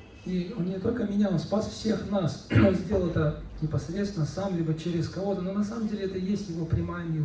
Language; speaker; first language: Russian; native; Russian